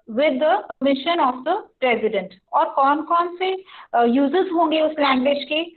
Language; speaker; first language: Hindi; non-native, local second language; Punjabi